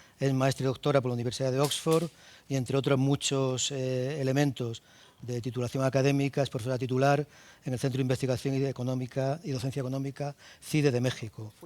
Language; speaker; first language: Spanish; native; Spanish